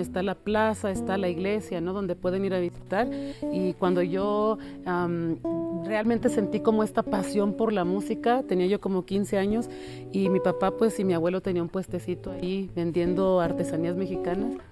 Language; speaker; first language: Spanish; early bilingual, heritage; Spanish